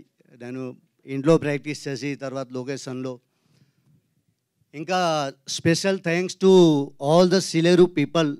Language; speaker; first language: Telugu; non-native, learner; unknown